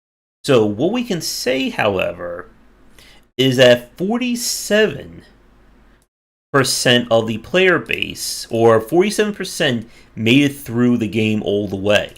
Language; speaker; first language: English; native; English